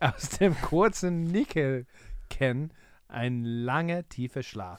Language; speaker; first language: German; non-native, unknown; English